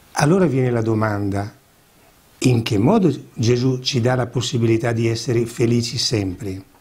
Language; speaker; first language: Italian; native; Italian